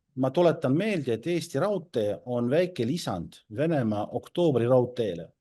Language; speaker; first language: Estonian; non-native, local second language; Russian